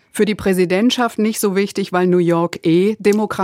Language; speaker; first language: German; native; German